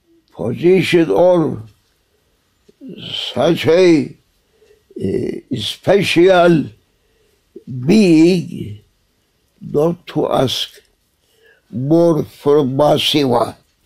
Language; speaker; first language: English; non-native, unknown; Turkish